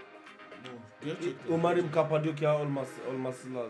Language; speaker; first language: Turkish; non-native, learner; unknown